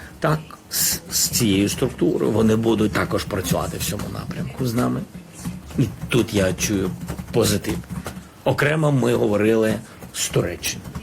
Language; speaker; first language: Ukrainian; non-native, local second language; Russian